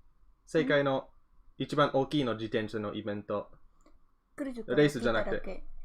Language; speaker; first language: Japanese; non-native, learner; English